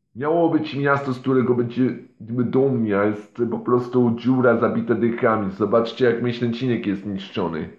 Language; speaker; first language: Polish; non-native, fluent; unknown